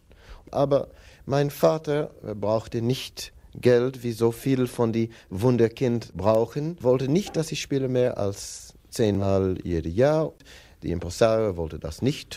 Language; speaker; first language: German; non-native, learner; English